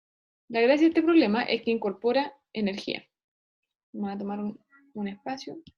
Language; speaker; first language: Spanish; native; Spanish